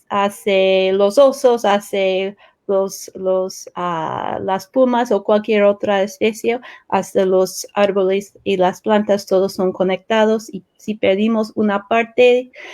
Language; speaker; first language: Spanish; non-native, fluent; English